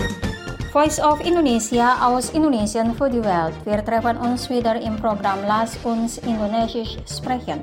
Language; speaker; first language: German; non-native, fluent; Indonesian